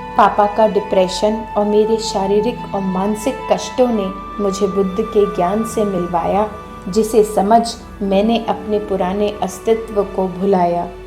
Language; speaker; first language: Hindi; native; Hindi